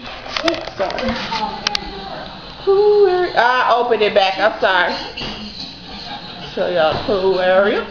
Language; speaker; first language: English; native; English